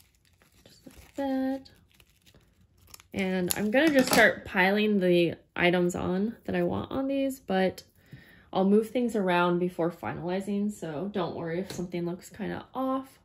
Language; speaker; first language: English; native; English